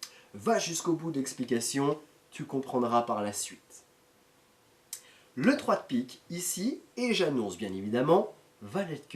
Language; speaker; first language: French; native; French